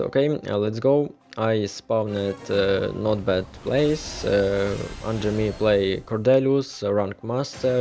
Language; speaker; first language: English; non-native, learner; Ukrainian